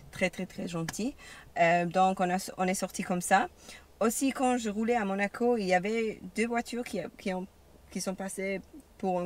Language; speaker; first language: French; non-native, learner; English